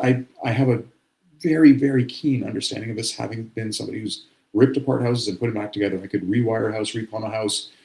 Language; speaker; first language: English; native; English